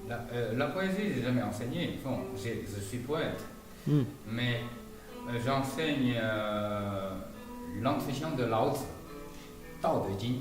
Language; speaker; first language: French; non-native, fluent; Chinese